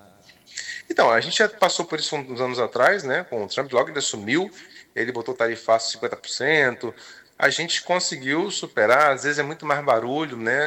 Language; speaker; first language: Portuguese; native; Portuguese